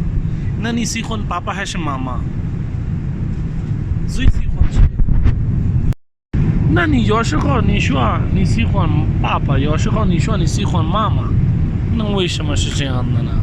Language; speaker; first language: Chinese; non-native, fluent; Punjabi